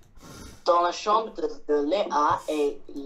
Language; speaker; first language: French; non-native, learner; Chinese